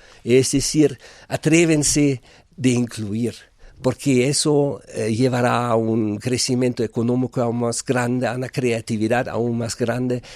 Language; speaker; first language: Spanish; non-native, fluent; German